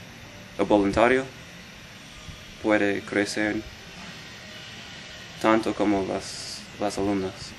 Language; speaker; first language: Spanish; non-native, fluent; English